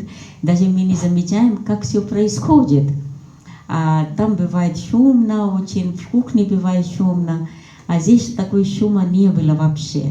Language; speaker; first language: Russian; non-native, fluent; Hindi